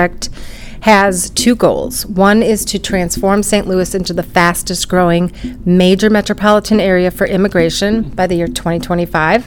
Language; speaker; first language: English; native; English